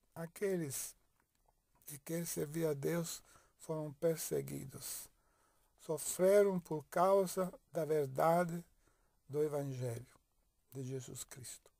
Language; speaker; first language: Portuguese; non-native, fluent; Italian